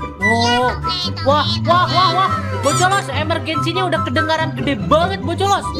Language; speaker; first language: Indonesian; native; Indonesian